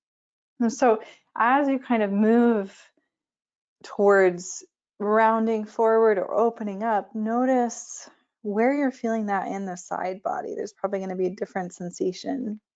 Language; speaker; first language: English; native; English